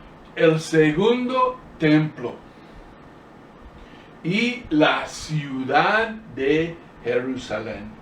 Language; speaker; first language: Spanish; non-native, fluent; English